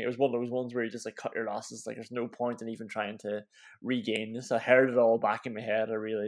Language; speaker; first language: English; native; English